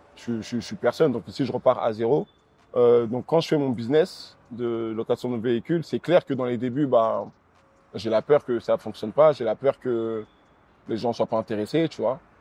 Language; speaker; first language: French; early bilingual, other home language; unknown